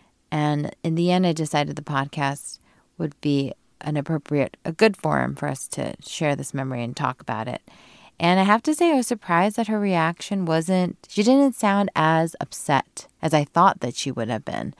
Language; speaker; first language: English; early bilingual, other home language; Korean